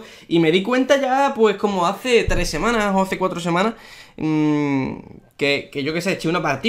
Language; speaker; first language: Spanish; native; Spanish